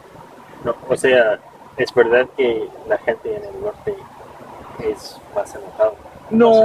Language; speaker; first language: Spanish; non-native, fluent; English